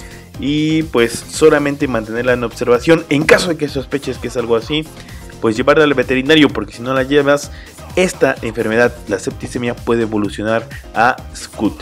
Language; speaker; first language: Spanish; native; Spanish